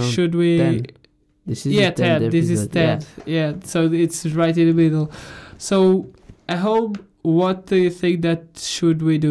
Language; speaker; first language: English; non-native, fluent; Portuguese